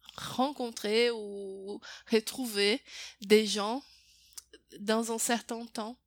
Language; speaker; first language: French; non-native, fluent; Portuguese